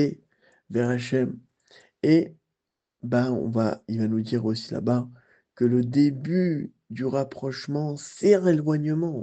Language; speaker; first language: French; native; French